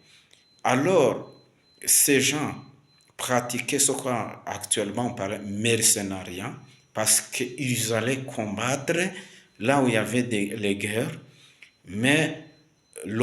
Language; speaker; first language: French; non-native, local second language; Kinyarwanda